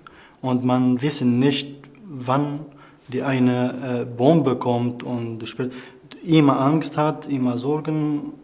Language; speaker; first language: German; non-native, learner; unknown